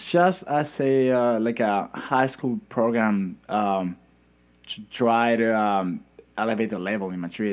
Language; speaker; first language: English; non-native, fluent; Spanish